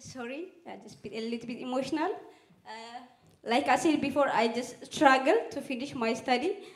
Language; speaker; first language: English; non-native, fluent; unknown